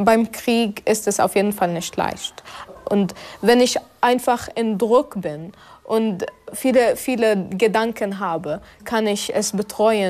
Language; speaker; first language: German; non-native, learner; Arabic